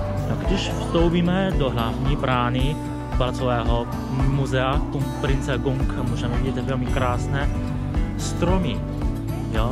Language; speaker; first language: Czech; non-native, fluent; Chinese